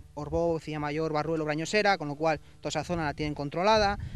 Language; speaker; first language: Spanish; native; Spanish